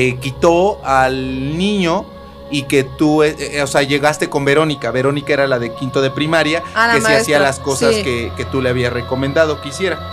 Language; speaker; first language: Spanish; native; Spanish